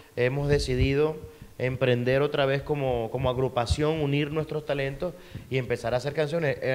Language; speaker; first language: Spanish; native; Spanish